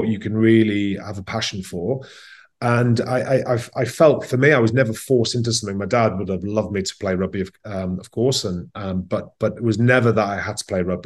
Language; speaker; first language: English; native; English